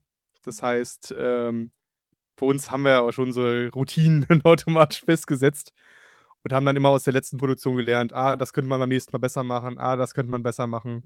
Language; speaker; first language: German; native; German